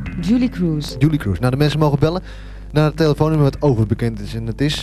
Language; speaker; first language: Dutch; native; Dutch